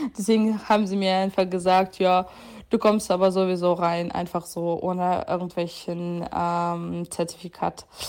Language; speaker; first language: German; non-native, fluent; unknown